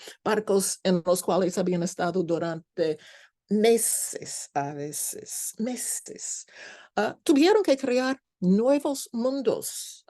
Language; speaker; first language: Spanish; non-native, fluent; English